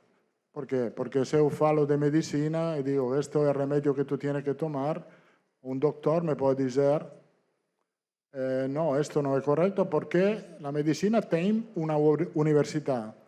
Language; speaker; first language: Portuguese; non-native, fluent; Italian